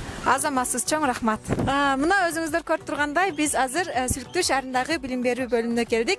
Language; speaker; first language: Kyrgyz; native; Kyrgyz